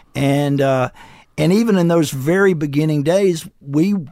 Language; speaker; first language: English; native; English